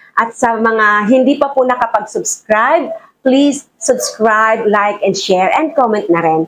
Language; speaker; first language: Filipino; native; Filipino